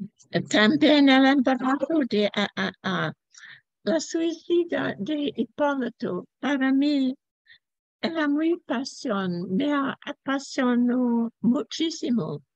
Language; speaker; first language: Spanish; non-native, learner; English